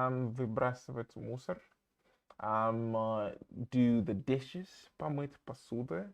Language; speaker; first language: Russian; non-native, fluent; English